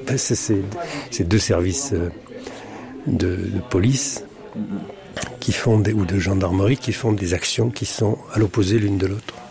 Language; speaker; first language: French; native; French